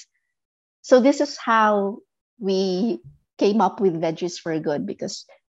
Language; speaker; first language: English; non-native, local second language; Filipino